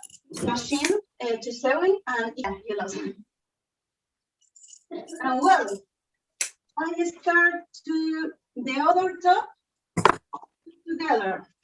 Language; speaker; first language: English; non-native, learner; Spanish